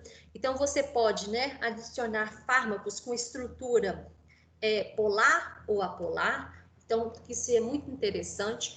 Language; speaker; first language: Portuguese; native; Portuguese